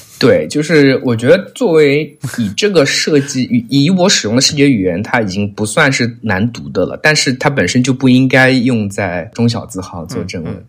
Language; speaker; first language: Chinese; native; Chinese